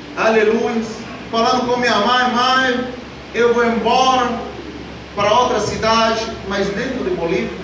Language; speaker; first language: Portuguese; non-native, fluent; Spanish